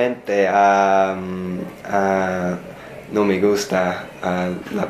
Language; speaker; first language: Spanish; non-native, learner; English